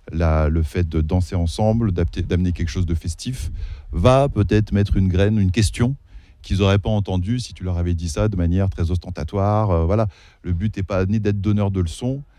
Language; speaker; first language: French; early bilingual, other home language; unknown